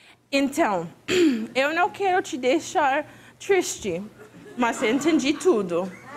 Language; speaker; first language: Portuguese; non-native, fluent; English